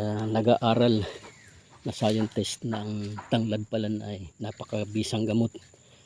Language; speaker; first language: Filipino; native; Filipino